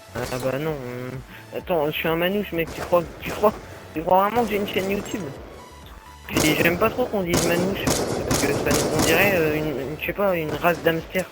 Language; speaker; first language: French; native; French